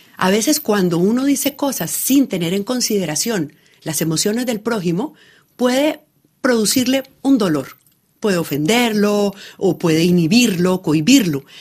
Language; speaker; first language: Spanish; native; Spanish